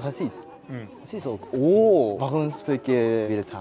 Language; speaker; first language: Dutch; non-native, learner; Japanese